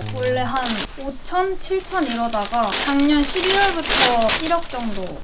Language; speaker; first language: Korean; native; Korean